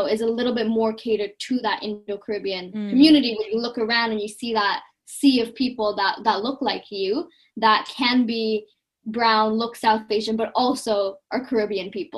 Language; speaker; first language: English; native; English